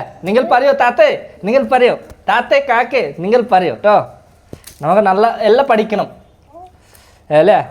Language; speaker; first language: Malayalam; early bilingual, heritage; Malayalam